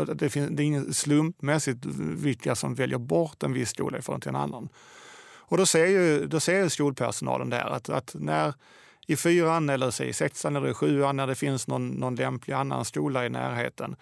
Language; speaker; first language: Swedish; native; Swedish